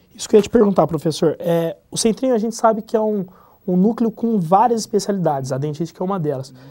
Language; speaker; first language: Portuguese; native; Portuguese